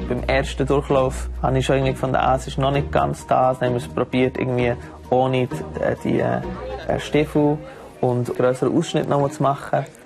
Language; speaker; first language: German; native; German